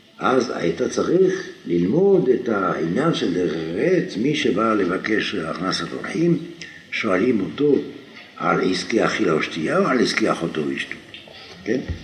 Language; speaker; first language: Hebrew; non-native, fluent; French